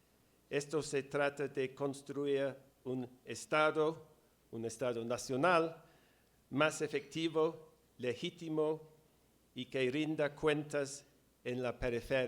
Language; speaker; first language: Spanish; non-native, fluent; English